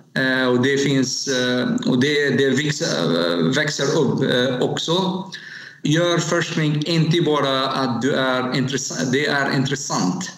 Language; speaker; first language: Swedish; non-native, learner; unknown